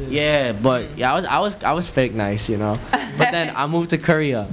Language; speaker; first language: English; native; English